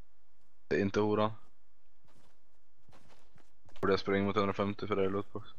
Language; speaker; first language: Swedish; native; Swedish